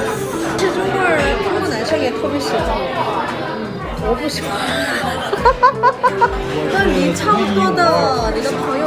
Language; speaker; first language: Chinese; non-native, fluent; Korean